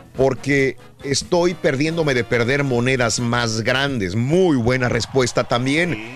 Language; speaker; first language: Spanish; native; Spanish